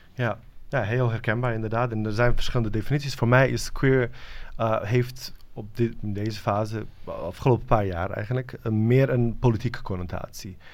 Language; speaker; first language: Dutch; non-native, fluent; Bosnian